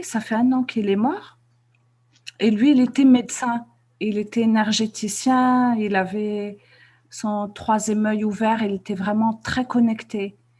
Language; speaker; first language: French; non-native, local second language; Kabyle